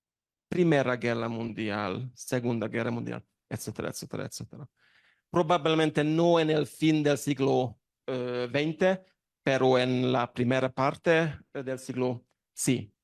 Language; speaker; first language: Spanish; non-native, learner; Hungarian